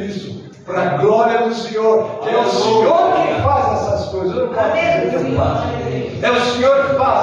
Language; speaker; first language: Portuguese; native; Portuguese